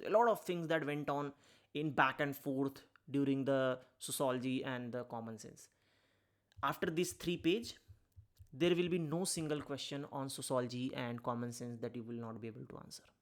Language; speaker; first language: English; non-native, local second language; Hindi